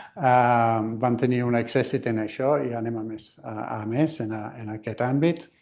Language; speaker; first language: Catalan; non-native, fluent; English